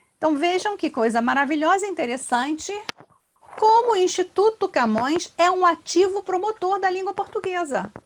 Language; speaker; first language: Portuguese; native; Portuguese